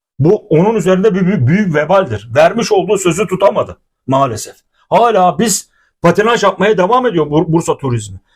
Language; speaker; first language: Turkish; native; Turkish